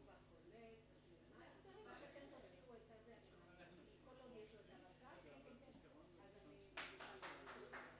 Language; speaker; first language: Hebrew; native; Hebrew